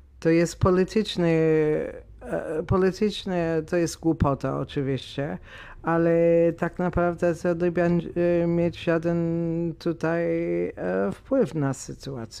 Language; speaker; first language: Polish; non-native, fluent; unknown